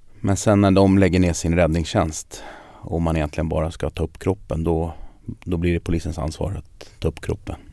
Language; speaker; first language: Swedish; early bilingual, other home language; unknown